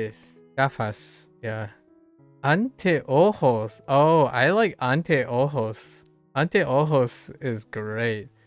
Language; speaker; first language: Spanish; non-native, learner; English